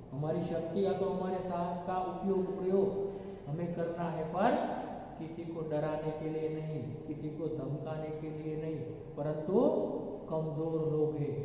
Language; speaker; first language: Hindi; non-native, local second language; Gujarati